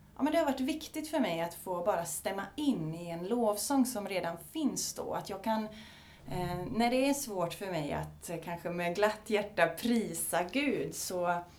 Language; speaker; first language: Swedish; native; Swedish